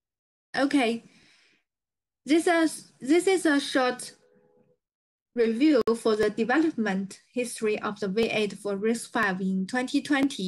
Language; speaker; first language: English; non-native, fluent; Chinese